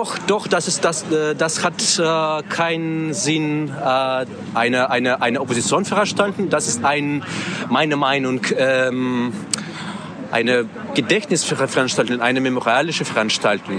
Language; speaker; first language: German; non-native, learner; Russian